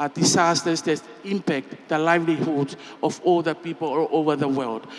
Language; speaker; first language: English; non-native, fluent; Tongan